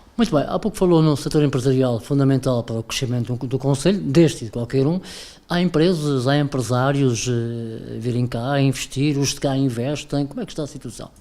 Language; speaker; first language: Portuguese; native; Portuguese